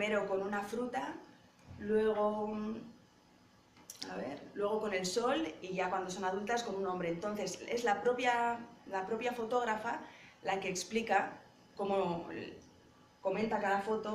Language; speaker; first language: Spanish; native; Spanish